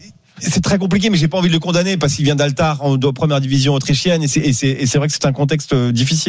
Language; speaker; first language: French; native; French